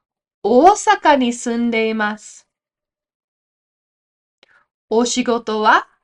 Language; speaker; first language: Japanese; non-native, fluent; English